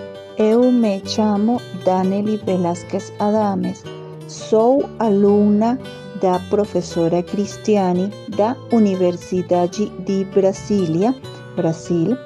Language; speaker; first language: Portuguese; non-native, learner; Spanish